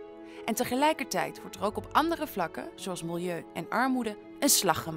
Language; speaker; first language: Dutch; native; Dutch